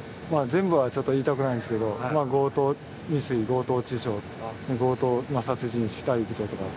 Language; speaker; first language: Japanese; native; Japanese